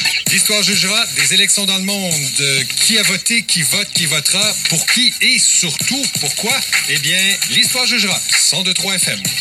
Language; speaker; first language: French; native; French